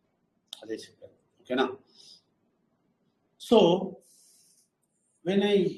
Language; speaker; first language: Telugu; non-native, learner; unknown